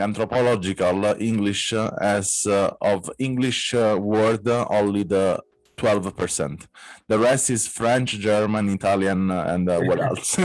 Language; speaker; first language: English; non-native, fluent; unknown